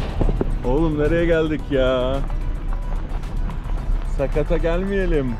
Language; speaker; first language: Turkish; native; Turkish